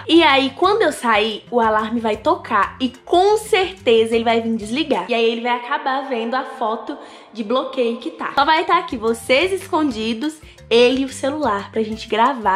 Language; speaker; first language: Portuguese; native; Portuguese